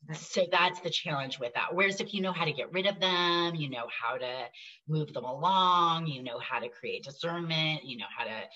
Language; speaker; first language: English; native; English